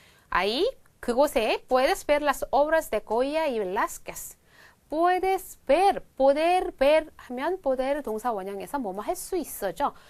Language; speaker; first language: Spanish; non-native, fluent; Korean